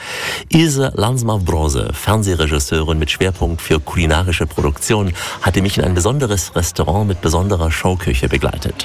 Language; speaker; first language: German; native; German